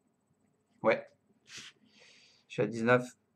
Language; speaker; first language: French; native; French